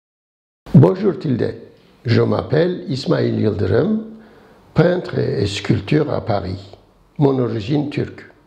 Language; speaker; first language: French; non-native, learner; Turkish